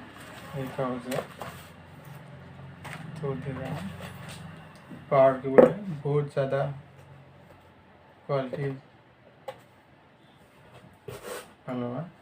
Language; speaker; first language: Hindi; non-native, learner; Bangla